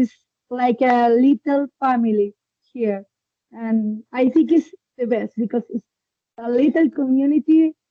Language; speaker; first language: English; non-native, learner; Spanish